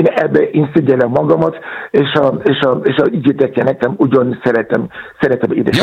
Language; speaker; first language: Hungarian; non-native, fluent; Yoruba